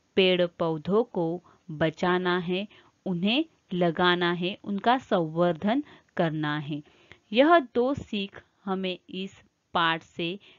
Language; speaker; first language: Hindi; non-native, local second language; Marathi